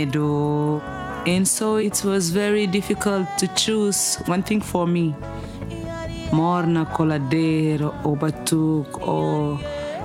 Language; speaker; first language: English; non-native, fluent; Upper Guinea Crioulo